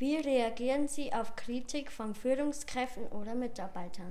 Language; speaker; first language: German; native; German